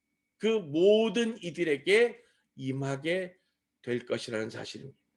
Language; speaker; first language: Korean; native; Korean